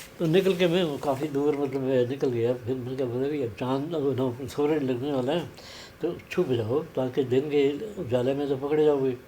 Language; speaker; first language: Urdu; non-native, local second language; Punjabi